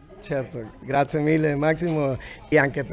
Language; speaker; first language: Italian; non-native, fluent; Spanish